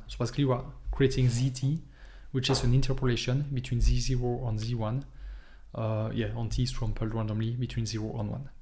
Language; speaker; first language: English; non-native, fluent; French